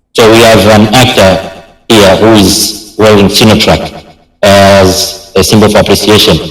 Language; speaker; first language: English; non-native, local second language; Swahili